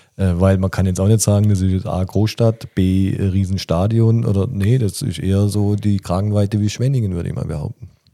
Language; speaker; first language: German; native; German